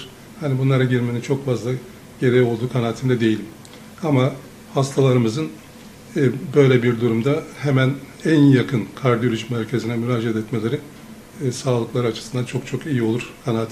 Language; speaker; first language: Turkish; native; Turkish